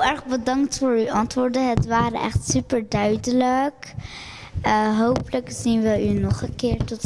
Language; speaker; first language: Dutch; early bilingual, other home language; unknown